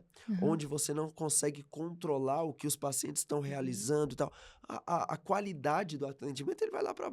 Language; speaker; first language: Portuguese; native; Portuguese